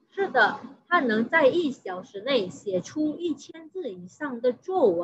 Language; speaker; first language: Chinese; non-native, fluent; Indonesian